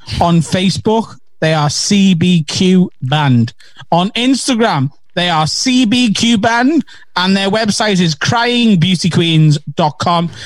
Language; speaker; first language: English; native; English